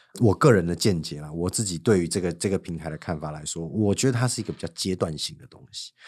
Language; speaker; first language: Chinese; native; Chinese